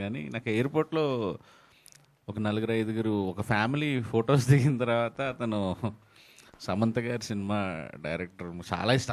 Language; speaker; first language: Telugu; native; Telugu